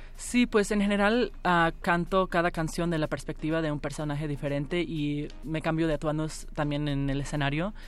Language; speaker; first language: Spanish; early bilingual, heritage; Spanish